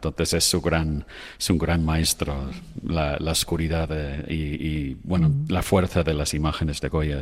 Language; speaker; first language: Spanish; non-native, fluent; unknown